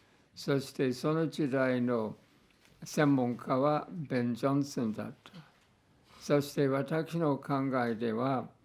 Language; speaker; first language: Japanese; non-native, fluent; English